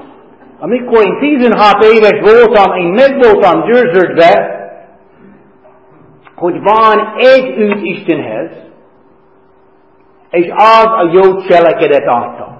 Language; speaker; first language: Hungarian; non-native, fluent; English